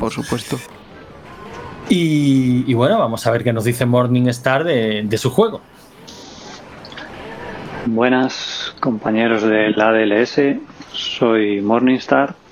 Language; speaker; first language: Spanish; native; Spanish